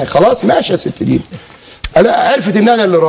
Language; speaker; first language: Arabic; native; Arabic